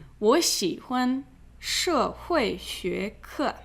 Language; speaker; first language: Chinese; non-native, fluent; English